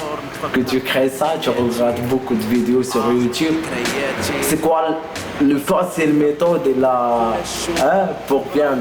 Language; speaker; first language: French; non-native, local second language; Arabic